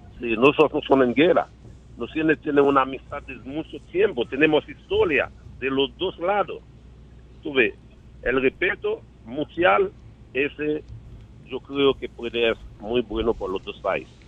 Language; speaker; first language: Spanish; non-native, learner; Haitian Creole